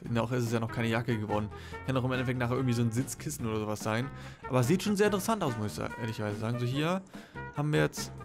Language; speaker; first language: German; native; German